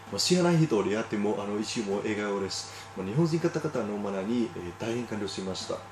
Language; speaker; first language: Japanese; non-native, learner; Vietnamese